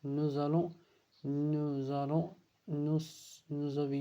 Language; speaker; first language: French; non-native, learner; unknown